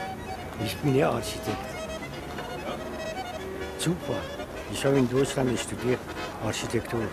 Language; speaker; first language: German; non-native, learner; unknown